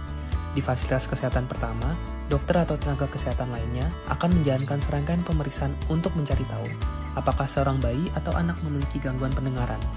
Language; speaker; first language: Indonesian; native; Indonesian